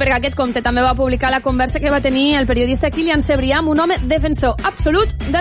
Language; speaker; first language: Catalan; native; Catalan